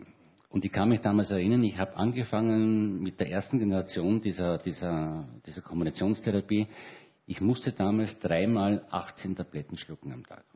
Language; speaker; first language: German; native; German